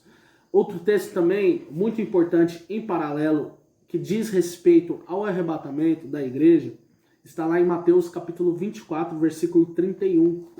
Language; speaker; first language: Portuguese; native; Portuguese